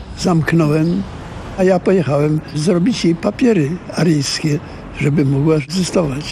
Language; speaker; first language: Polish; native; Polish